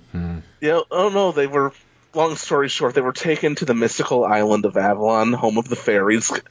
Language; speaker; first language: English; native; English